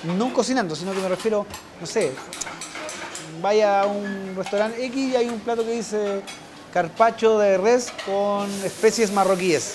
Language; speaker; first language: Spanish; native; Spanish